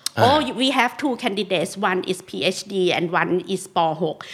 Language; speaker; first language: English; non-native, fluent; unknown